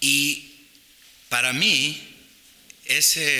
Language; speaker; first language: Spanish; non-native, fluent; English